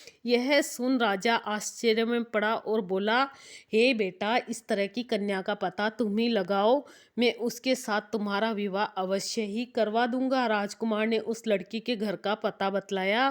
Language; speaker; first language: Hindi; native; Hindi